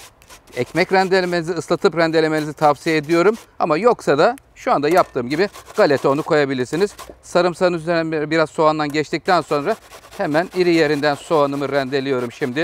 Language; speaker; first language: Turkish; native; Turkish